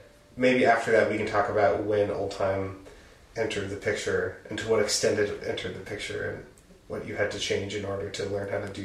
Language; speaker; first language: English; native; English